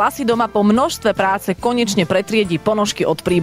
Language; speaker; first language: Slovak; native; Slovak